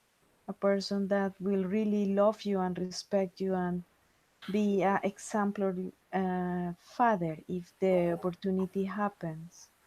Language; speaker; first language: English; non-native, fluent; Spanish